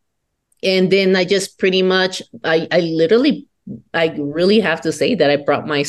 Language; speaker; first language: English; non-native, fluent; Spanish